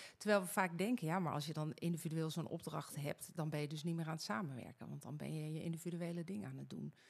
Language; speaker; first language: Dutch; native; Dutch